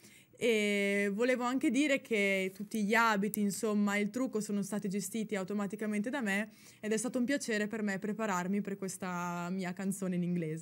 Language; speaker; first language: Italian; native; Italian